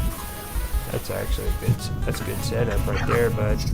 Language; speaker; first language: English; native; English